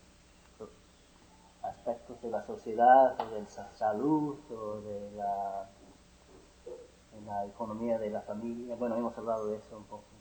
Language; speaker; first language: Spanish; non-native, fluent; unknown